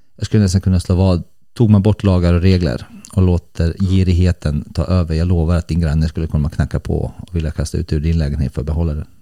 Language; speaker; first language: Swedish; early bilingual, other home language; Bosnian